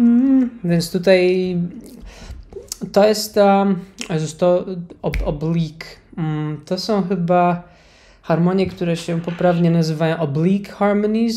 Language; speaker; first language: Polish; native; Polish